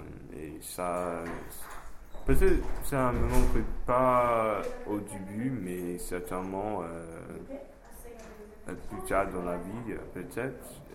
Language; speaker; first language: French; non-native, fluent; English